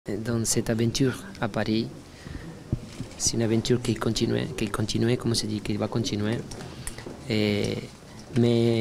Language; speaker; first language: French; non-native, fluent; Spanish